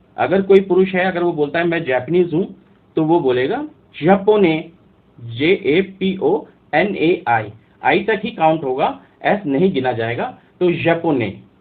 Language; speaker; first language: Hindi; native; Hindi